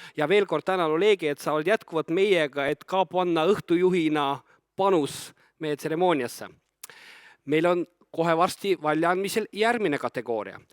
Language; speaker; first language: Estonian; native; Estonian